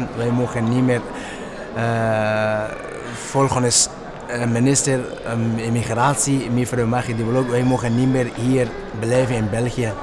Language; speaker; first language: Dutch; non-native, learner; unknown